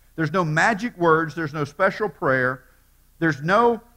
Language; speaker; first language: English; native; English